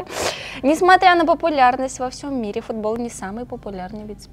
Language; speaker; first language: Russian; native; Russian